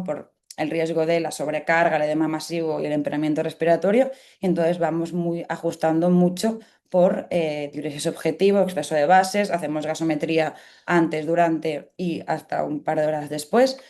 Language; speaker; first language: Spanish; native; Spanish